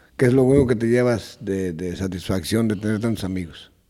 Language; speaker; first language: Spanish; native; Spanish